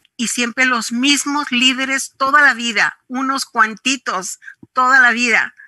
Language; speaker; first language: Spanish; native; Spanish